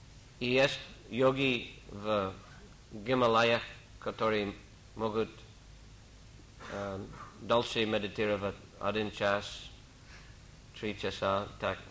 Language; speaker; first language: Russian; non-native, fluent; English